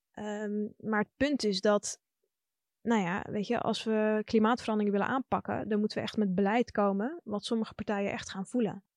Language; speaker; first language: Dutch; early bilingual, other home language; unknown